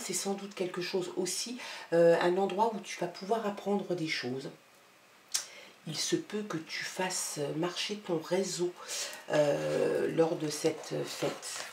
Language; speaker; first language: French; native; French